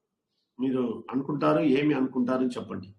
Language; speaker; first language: Telugu; non-native, learner; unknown